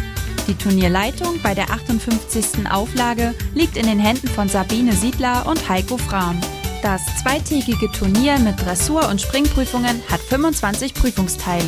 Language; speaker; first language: German; native; German